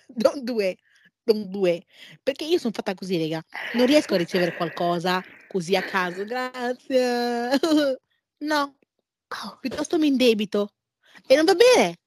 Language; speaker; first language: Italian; early bilingual, other home language; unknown